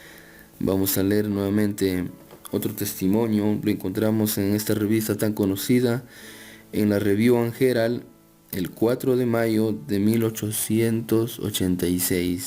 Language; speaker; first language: Spanish; native; Spanish